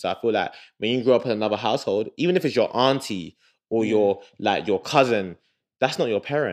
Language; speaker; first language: English; native; English